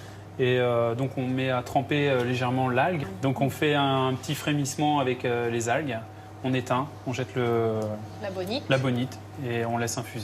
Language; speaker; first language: French; native; French